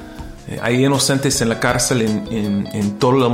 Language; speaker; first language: Spanish; non-native, learner; English